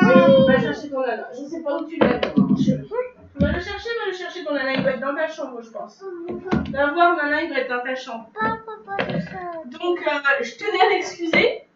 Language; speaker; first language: French; native; French